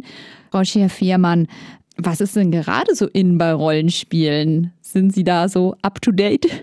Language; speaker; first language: German; native; German